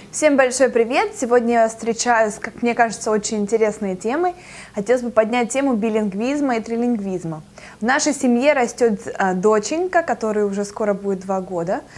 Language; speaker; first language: Russian; native; Russian